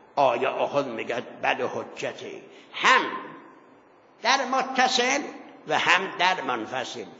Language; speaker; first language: Persian; non-native, local second language; Azerbaijani